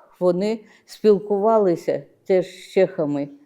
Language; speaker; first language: Ukrainian; non-native, local second language; Russian